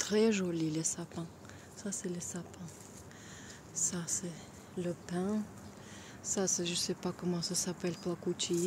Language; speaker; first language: French; non-native, fluent; Russian